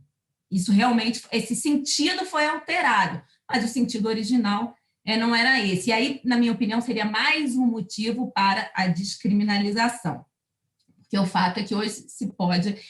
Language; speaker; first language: Portuguese; native; Portuguese